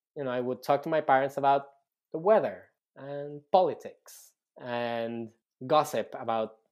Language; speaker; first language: English; non-native, fluent; Spanish